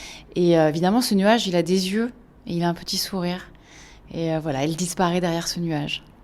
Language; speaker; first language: French; native; French